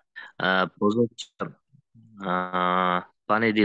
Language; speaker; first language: Russian; non-native, learner; Uzbek